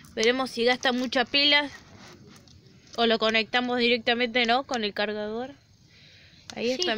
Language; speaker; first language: Spanish; native; Spanish